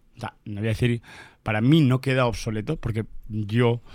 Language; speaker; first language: Spanish; native; Spanish